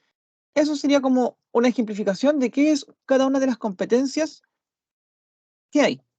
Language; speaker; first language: Spanish; native; Spanish